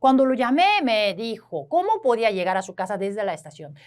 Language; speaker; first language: Spanish; non-native, fluent; Korean